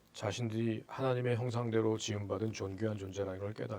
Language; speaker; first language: Korean; native; Korean